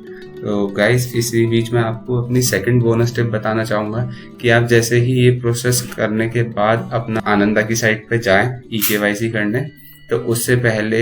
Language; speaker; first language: Hindi; native; Hindi